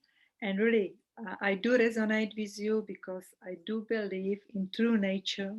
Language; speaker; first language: English; non-native, fluent; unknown